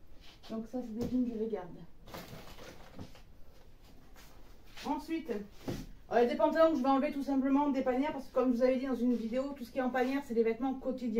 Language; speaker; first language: French; native; French